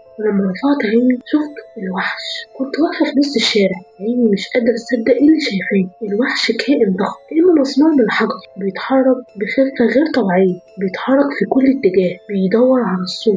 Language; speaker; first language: Arabic; native; Arabic